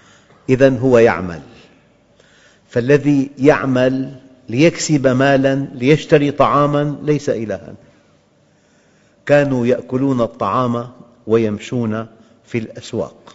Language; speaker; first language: Arabic; native; Arabic